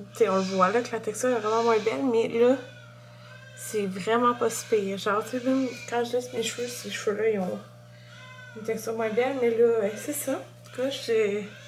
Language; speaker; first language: French; native; French